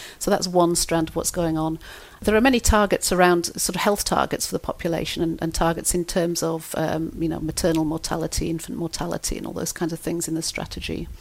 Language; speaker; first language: English; native; English